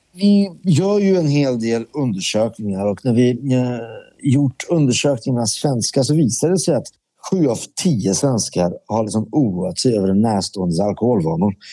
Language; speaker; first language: Swedish; early bilingual, other home language; Persian